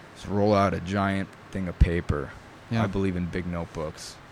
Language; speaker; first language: English; early bilingual, other home language; Italian